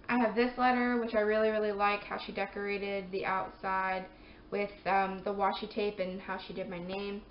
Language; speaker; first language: English; native; English